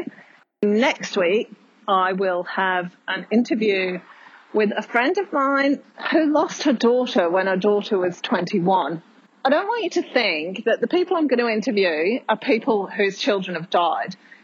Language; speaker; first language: English; native; English